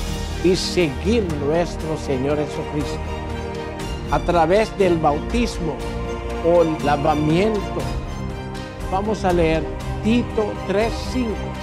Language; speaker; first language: Spanish; non-native, learner; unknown